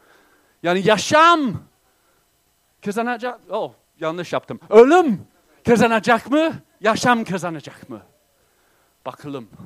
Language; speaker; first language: Turkish; non-native, fluent; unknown